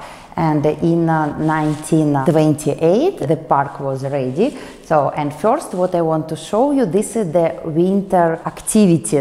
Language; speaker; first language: English; non-native, fluent; Russian